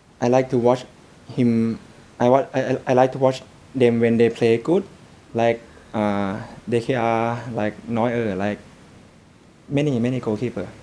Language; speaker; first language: English; non-native, learner; Thai